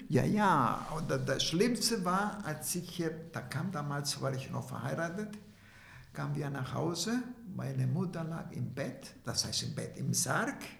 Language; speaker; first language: German; non-native, fluent; Italian